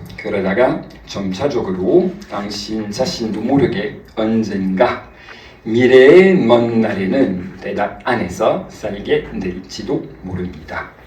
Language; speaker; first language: Korean; non-native, fluent; French